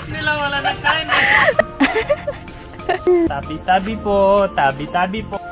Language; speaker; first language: Filipino; non-native, learner; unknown